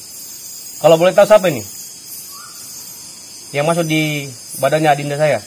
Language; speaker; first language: Indonesian; native; Indonesian